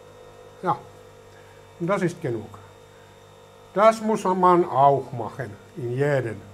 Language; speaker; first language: German; non-native, learner; Finnish